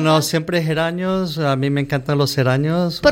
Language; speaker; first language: Spanish; early bilingual, heritage; Spanish